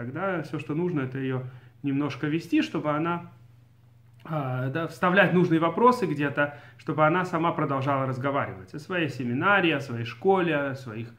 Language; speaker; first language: Russian; early bilingual, other home language; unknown